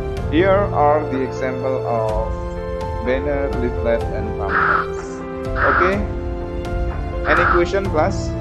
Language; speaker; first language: English; non-native, fluent; Indonesian